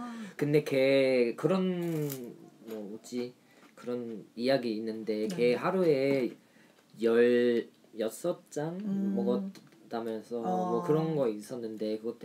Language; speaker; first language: Korean; non-native, learner; German